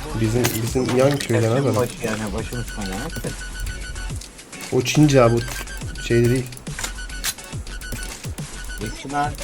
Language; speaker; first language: Turkish; native; Turkish